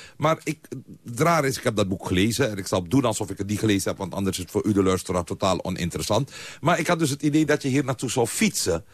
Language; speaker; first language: Dutch; native; Dutch